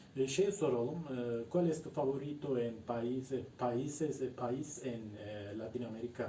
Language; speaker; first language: Spanish; non-native, learner; Turkish